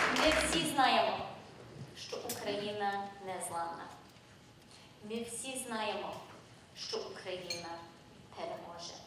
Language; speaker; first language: Ukrainian; early bilingual, heritage; English